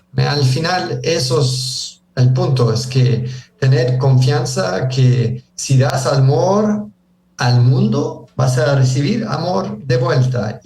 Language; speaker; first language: Spanish; early bilingual, heritage; Spanish